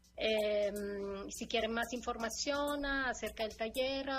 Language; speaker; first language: Spanish; non-native, fluent; Italian